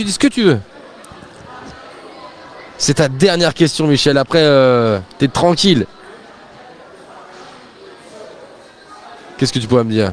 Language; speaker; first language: French; native; French